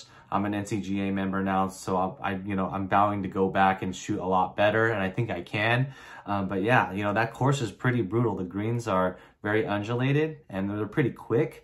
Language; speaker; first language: English; native; English